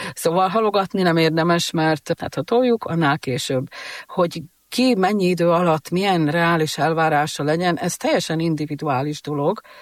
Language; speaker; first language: Hungarian; native; Hungarian